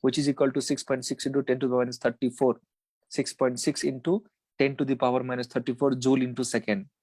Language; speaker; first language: English; non-native, local second language; Nepali